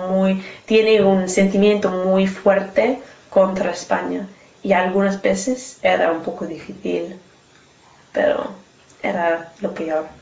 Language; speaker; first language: Spanish; non-native, learner; English